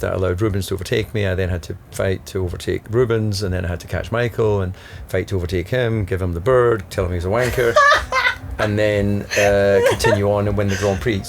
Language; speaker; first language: English; native; English